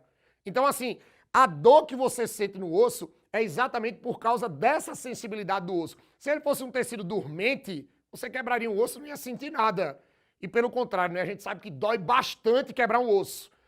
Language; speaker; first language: Portuguese; native; Portuguese